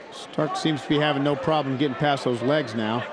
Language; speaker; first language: English; native; English